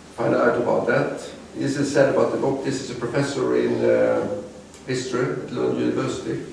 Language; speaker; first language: English; non-native, fluent; Swedish